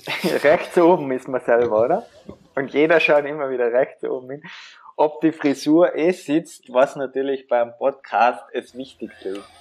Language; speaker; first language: German; native; German